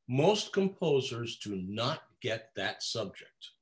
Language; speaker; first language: English; native; English